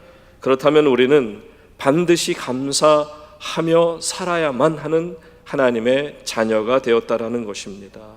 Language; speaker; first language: Korean; native; Korean